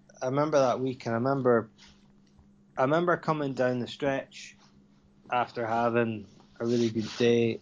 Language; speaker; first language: English; native; English